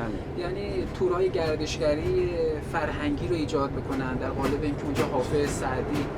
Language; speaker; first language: Persian; native; Persian